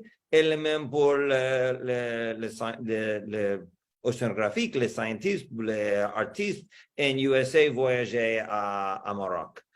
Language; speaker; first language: French; non-native, learner; English